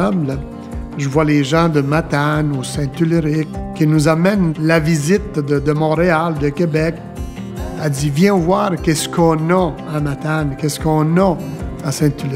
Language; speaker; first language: French; non-native, fluent; Italian